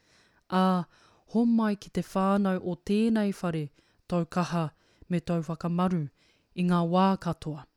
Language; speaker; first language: Māori; non-native, local second language; English